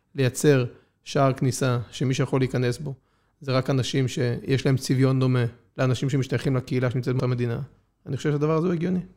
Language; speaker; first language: Hebrew; native; Hebrew